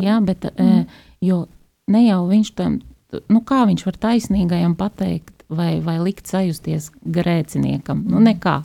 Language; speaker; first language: Latvian; native; Latvian